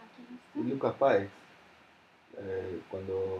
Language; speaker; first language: Spanish; non-native, fluent; Russian